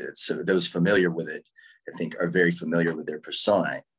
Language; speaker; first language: English; native; English